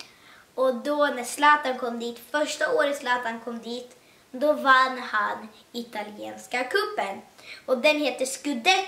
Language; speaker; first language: Swedish; early bilingual, other home language; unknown